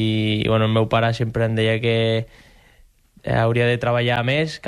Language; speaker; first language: Catalan; non-native, local second language; Spanish